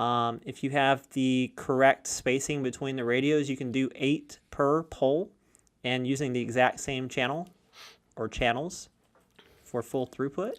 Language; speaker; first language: English; native; English